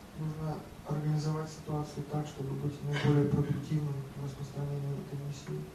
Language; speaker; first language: Russian; native; Russian